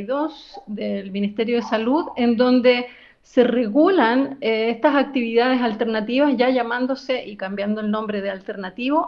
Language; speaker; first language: Spanish; native; Spanish